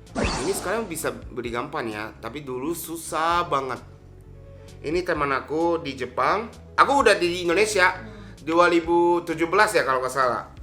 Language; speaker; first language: Indonesian; non-native, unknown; Japanese